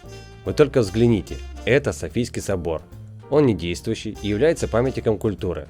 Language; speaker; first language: Russian; native; Russian